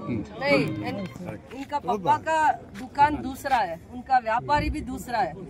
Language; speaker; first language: Hindi; non-native, local second language; Kannada